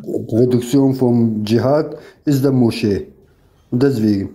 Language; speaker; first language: German; non-native, fluent; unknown